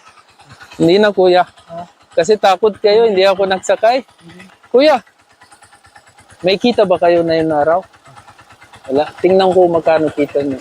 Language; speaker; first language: Filipino; non-native, learner; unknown